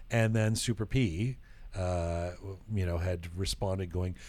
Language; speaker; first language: English; native; English